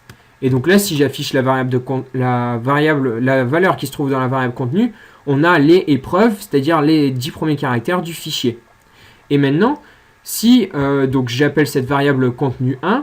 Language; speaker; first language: French; native; French